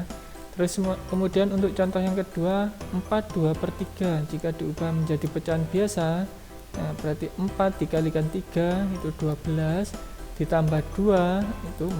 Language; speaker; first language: Indonesian; native; Indonesian